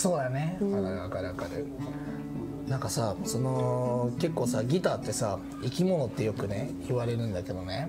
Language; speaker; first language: Japanese; native; Japanese